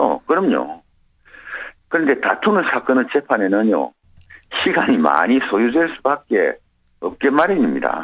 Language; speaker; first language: Korean; native; Korean